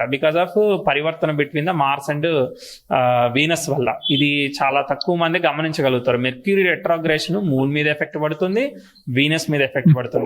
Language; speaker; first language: Telugu; native; Telugu